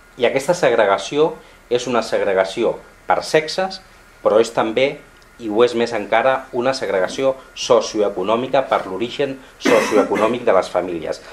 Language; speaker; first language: Catalan; non-native, local second language; Spanish